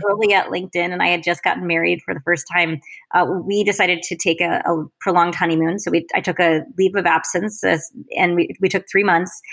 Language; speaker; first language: English; native; English